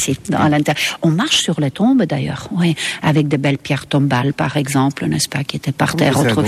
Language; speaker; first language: French; non-native, fluent; Estonian